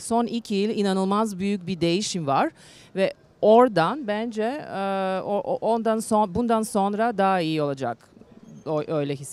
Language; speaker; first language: Turkish; non-native, learner; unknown